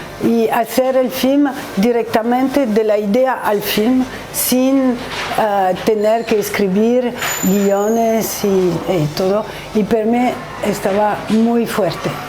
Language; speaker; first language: Spanish; non-native, learner; French